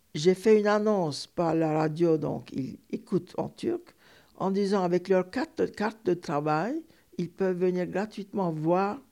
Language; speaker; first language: French; non-native, fluent; Turkish